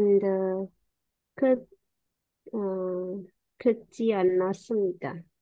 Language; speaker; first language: Korean; non-native, learner; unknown